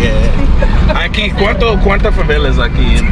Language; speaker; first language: Spanish; non-native, learner; English